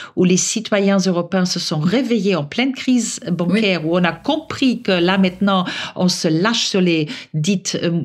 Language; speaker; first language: French; non-native, fluent; German